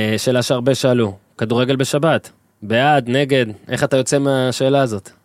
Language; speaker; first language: Hebrew; native; Hebrew